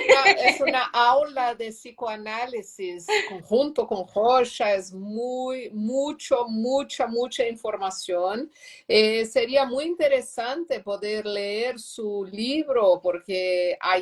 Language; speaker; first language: Spanish; non-native, learner; Portuguese